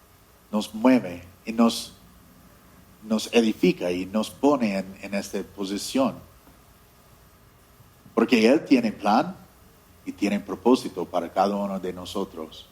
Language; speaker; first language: Spanish; non-native, fluent; English